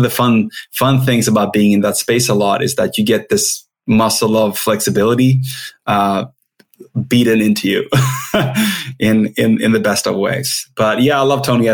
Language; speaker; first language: English; non-native, fluent; Swedish